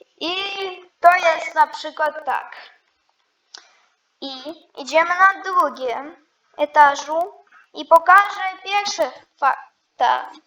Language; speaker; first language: Polish; non-native, learner; Ukrainian